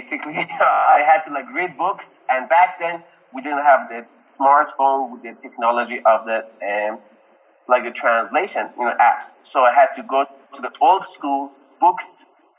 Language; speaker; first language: English; non-native, fluent; Persian